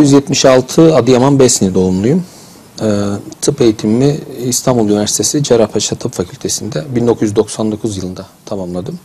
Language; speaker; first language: Turkish; native; Turkish